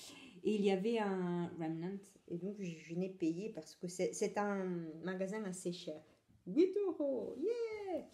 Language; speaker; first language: French; non-native, fluent; Italian